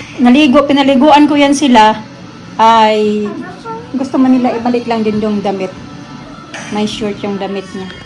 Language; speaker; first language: Filipino; non-native, local second language; Cebuano